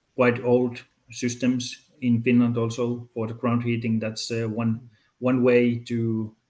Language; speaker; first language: English; non-native, fluent; Finnish